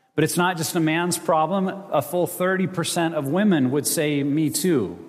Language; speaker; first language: English; native; English